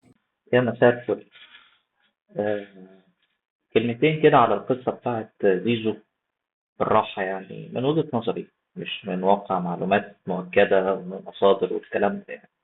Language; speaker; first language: Arabic; native; Arabic